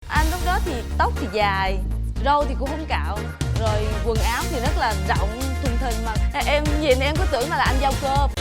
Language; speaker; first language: Vietnamese; native; Vietnamese